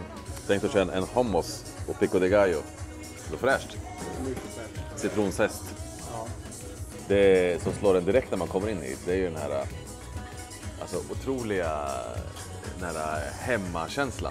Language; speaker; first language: Swedish; native; Swedish